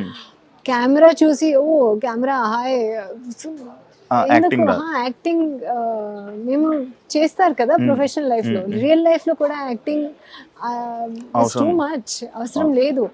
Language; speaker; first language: Telugu; non-native, learner; Hindi